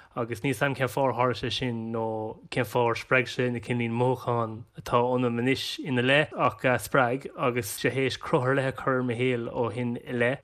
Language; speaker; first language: Irish; non-native, local second language; English